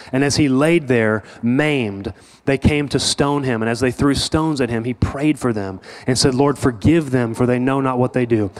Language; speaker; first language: English; native; English